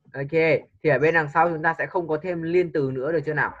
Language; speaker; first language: Vietnamese; native; Vietnamese